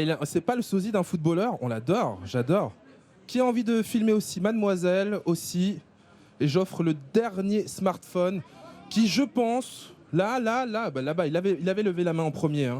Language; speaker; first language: French; native; French